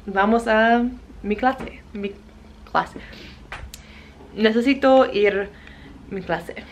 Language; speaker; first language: Spanish; non-native, learner; English